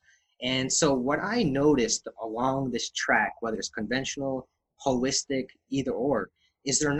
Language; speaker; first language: English; native; English